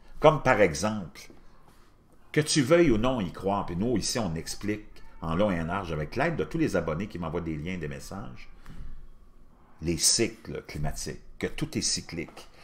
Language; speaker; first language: French; native; French